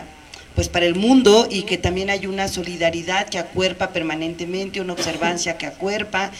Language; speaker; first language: Spanish; native; Spanish